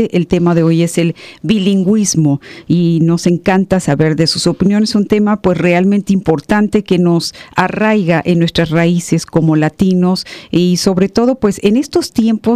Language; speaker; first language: Spanish; native; Spanish